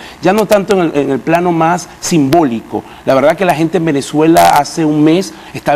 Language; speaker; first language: Spanish; native; Spanish